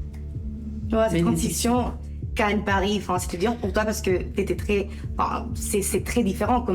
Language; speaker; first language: French; native; French